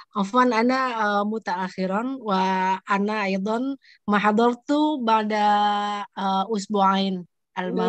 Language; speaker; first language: Arabic; non-native, learner; Indonesian